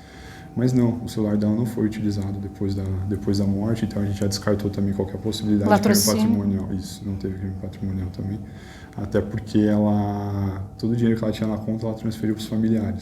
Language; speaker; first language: Portuguese; native; Portuguese